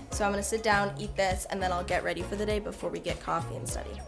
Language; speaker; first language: English; native; English